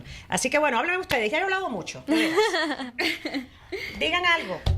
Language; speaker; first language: Spanish; native; Spanish